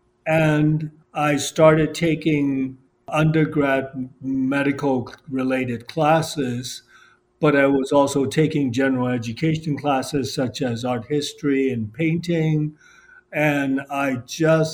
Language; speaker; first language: English; non-native, local second language; Cantonese